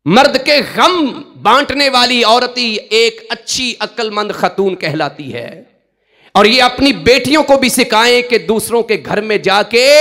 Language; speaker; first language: Urdu; non-native, local second language; Punjabi